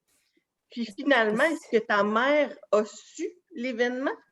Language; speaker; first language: French; native; French